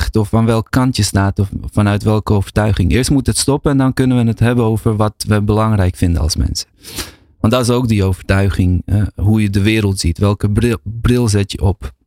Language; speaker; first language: Dutch; native; Dutch